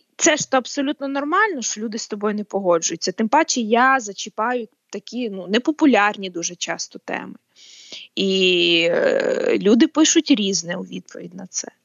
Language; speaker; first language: Ukrainian; native; Ukrainian